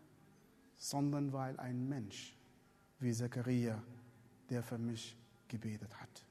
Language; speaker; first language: German; non-native, fluent; Arabic